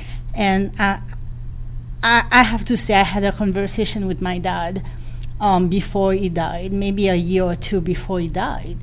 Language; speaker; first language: English; non-native, fluent; Haitian Creole